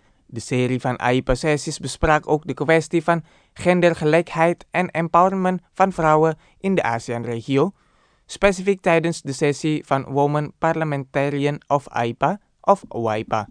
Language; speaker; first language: Dutch; non-native, fluent; Indonesian